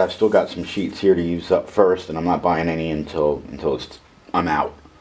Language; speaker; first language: English; native; English